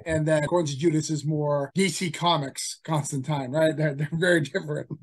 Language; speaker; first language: English; native; English